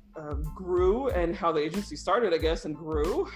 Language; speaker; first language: English; early bilingual, other home language; Russian